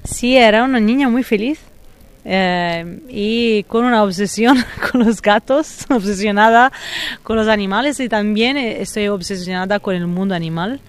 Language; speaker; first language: Spanish; non-native, fluent; Italian